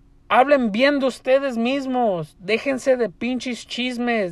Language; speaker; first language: Spanish; early bilingual, heritage; Spanish